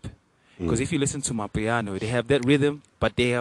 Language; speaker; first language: English; non-native, local second language; Venda